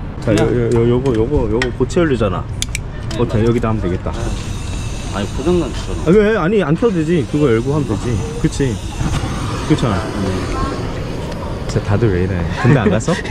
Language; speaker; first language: Korean; native; Korean